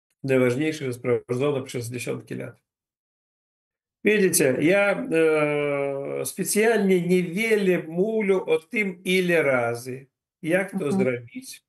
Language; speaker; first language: Polish; non-native, learner; Ukrainian